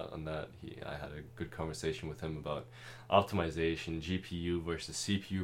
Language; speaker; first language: English; non-native, local second language; German